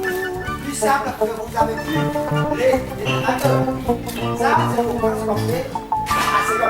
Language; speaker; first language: French; non-native, learner; Vietnamese